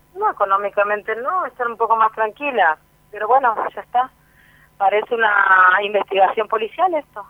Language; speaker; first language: Spanish; native; Spanish